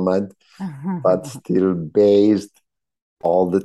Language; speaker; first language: English; non-native, fluent; Italian